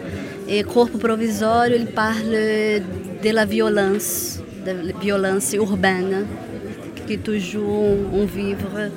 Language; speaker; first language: French; non-native, fluent; Portuguese